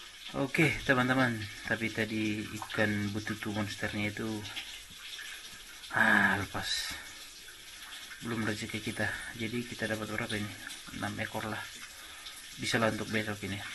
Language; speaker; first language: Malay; non-native, local second language; Batak Toba